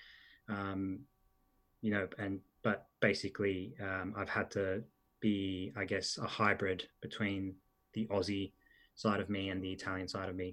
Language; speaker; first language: English; early bilingual, other home language; Italian